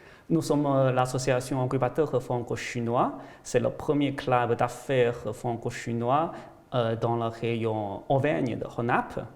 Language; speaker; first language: French; non-native, fluent; Chinese